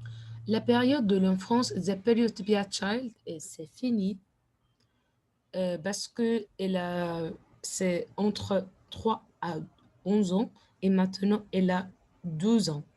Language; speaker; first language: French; non-native, fluent; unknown